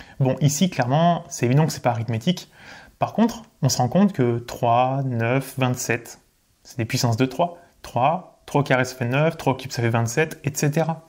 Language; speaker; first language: French; native; French